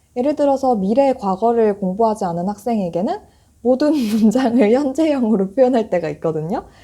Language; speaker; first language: Korean; native; Korean